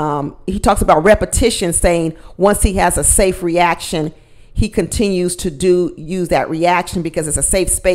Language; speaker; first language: English; native; English